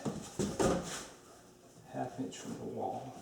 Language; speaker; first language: English; native; English